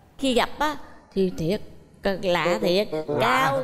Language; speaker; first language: Vietnamese; native; Vietnamese